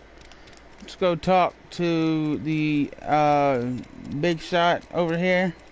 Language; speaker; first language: English; native; English